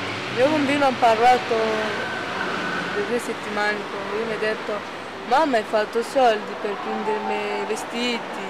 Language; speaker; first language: Italian; non-native, learner; Romanian